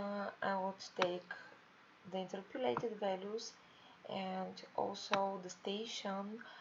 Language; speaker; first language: English; non-native, fluent; Bulgarian